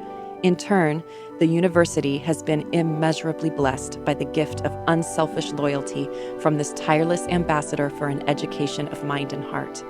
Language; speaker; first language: English; native; English